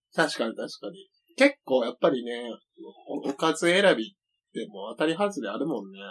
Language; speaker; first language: Japanese; native; Japanese